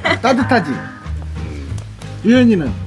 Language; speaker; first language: Korean; native; Korean